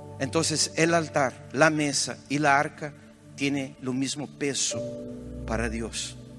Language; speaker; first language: Spanish; non-native, fluent; Portuguese